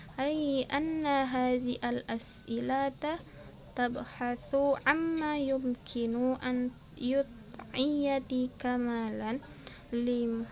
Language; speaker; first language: Arabic; non-native, learner; Indonesian